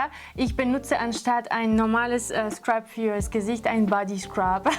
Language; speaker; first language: German; non-native, fluent; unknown